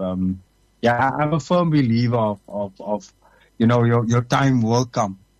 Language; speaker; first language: English; non-native, local second language; Afrikaans